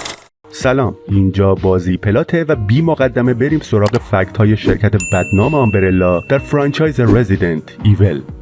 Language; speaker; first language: Persian; native; Persian